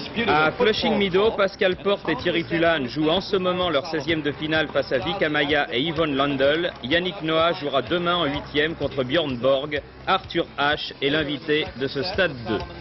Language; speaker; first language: French; native; French